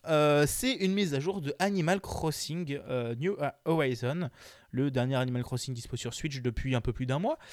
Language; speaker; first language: French; native; French